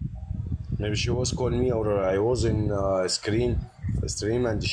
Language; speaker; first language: English; non-native, learner; Arabic